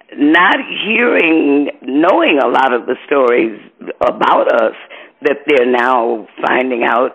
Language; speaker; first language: English; native; English